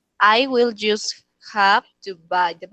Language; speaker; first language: English; non-native, learner; Spanish